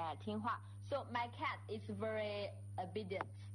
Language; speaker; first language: English; non-native, fluent; Chinese